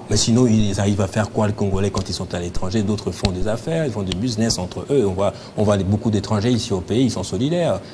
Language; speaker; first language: French; non-native, local second language; Lingala